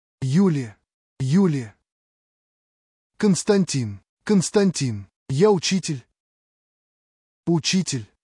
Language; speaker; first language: Russian; non-native, learner; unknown